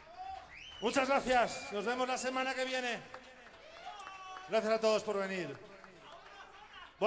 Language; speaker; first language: Spanish; native; Spanish